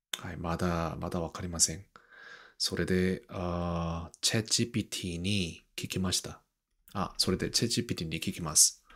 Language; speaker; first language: Japanese; non-native, learner; Korean